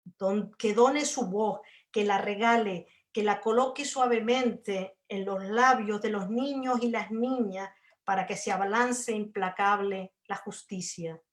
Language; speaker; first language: Spanish; native; Spanish